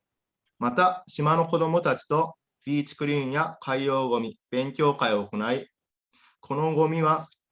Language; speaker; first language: Japanese; native; Japanese